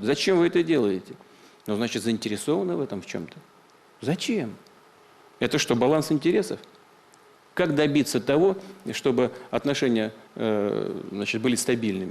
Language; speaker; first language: Russian; native; Russian